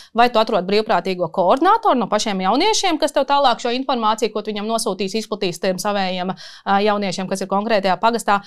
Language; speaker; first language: Latvian; native; Latvian